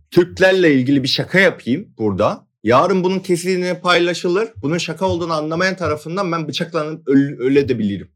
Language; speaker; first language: Turkish; non-native, fluent; Korean